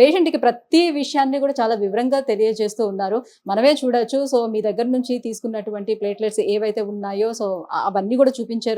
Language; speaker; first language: Telugu; native; Telugu